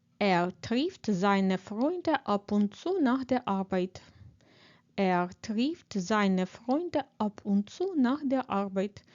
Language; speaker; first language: German; non-native, fluent; Ukrainian